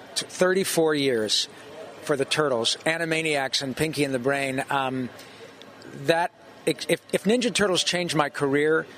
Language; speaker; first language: English; native; English